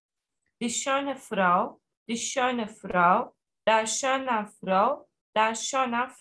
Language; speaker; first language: German; non-native, learner; Turkish